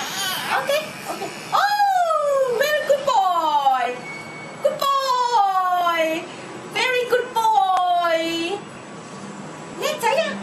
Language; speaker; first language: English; non-native, local second language; Cantonese